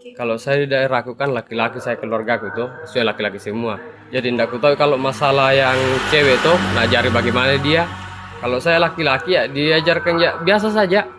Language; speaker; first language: Indonesian; non-native, local second language; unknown